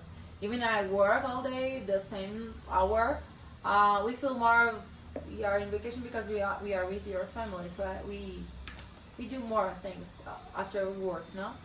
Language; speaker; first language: English; non-native, learner; Portuguese